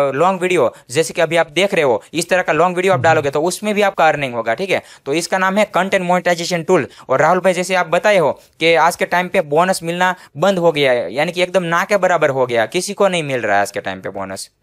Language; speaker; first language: Hindi; non-native, local second language; Gujarati